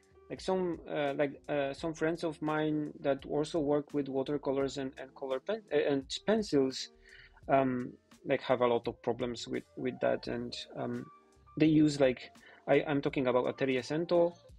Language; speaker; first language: English; non-native, fluent; Polish